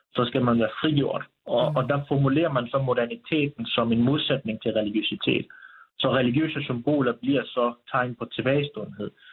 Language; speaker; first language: Danish; early bilingual, other home language; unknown